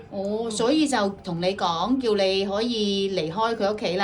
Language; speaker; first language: Chinese; native; Chinese